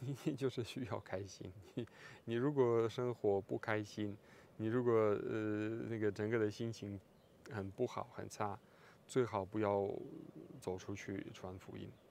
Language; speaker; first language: Chinese; non-native, fluent; Russian